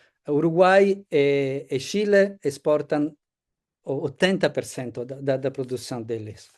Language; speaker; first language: Portuguese; non-native, fluent; Italian